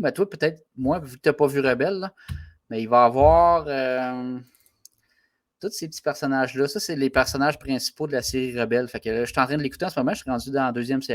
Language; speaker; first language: French; native; French